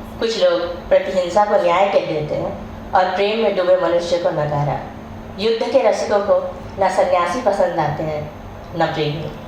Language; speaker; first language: Hindi; native; Hindi